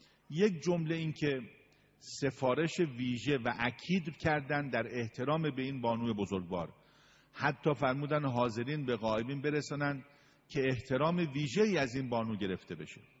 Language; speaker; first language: Persian; native; Persian